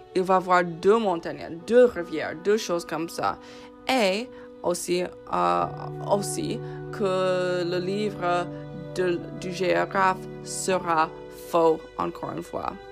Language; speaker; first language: French; non-native, fluent; English